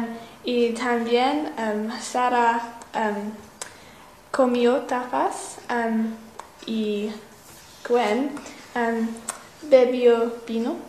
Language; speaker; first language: Spanish; non-native, learner; English